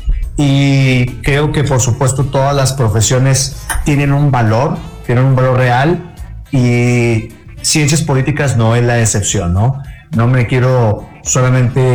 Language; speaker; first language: Spanish; native; Spanish